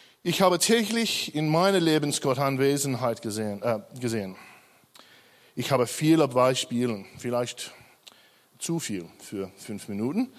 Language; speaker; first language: German; non-native, learner; English